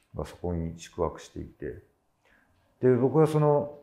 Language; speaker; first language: Japanese; native; Japanese